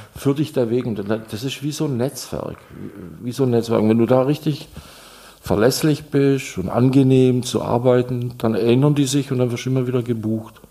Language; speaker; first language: German; non-native, fluent; Czech